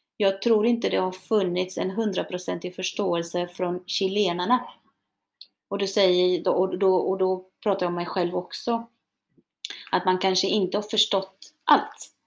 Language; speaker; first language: Swedish; early bilingual, other home language; Spanish